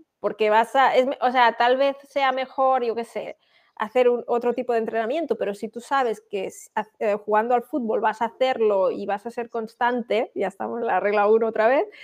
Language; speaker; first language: Spanish; native; Spanish